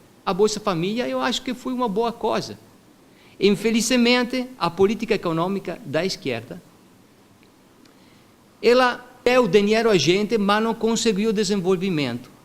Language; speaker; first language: Portuguese; non-native, fluent; Italian